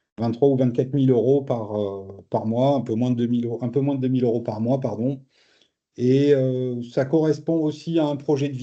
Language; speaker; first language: French; native; French